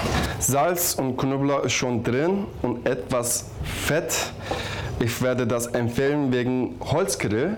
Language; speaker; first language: German; non-native, learner; Turkish